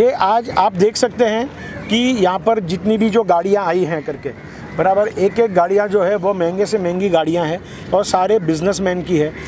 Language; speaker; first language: Hindi; non-native, local second language; Gujarati